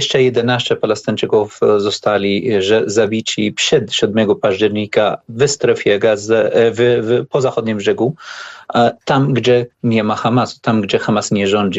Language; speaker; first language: Polish; non-native, learner; Arabic